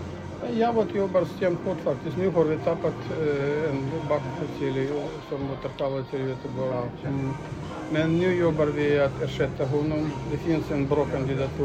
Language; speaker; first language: Swedish; non-native, fluent; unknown